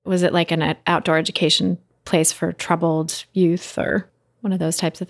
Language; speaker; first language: English; native; English